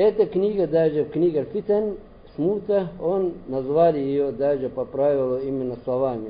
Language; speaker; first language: Russian; non-native, learner; Arabic